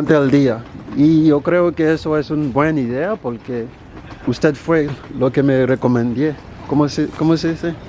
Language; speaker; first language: Spanish; non-native, learner; Haitian Creole